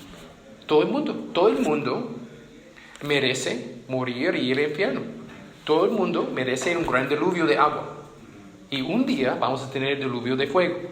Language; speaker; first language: Spanish; non-native, fluent; English